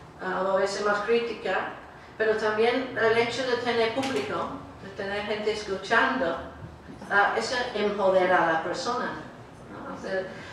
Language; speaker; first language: Spanish; non-native, fluent; English